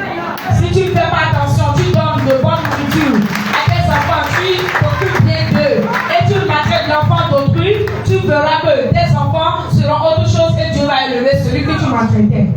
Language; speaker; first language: French; non-native, local second language; Ewe